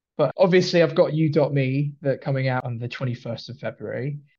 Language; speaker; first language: English; early bilingual, other home language; Filipino